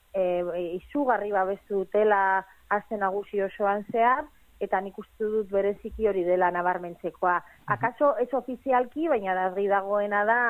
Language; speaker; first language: Basque; native; Basque